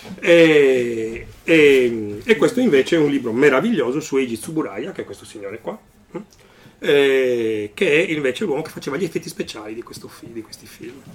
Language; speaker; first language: Italian; native; Italian